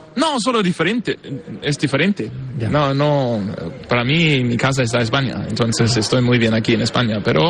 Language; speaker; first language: Spanish; non-native, fluent; Portuguese